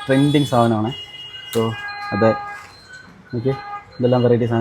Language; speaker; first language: Malayalam; native; Malayalam